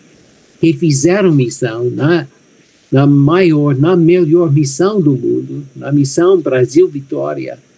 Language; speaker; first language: Portuguese; non-native, fluent; English